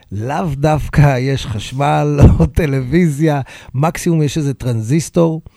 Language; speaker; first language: Hebrew; native; Hebrew